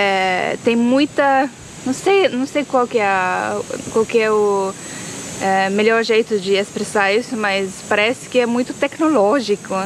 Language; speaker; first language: Portuguese; non-native, fluent; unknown